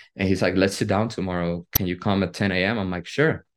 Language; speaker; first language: English; non-native, fluent; Spanish